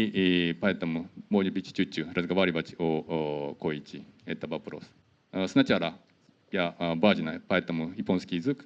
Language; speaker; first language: Russian; non-native, learner; Japanese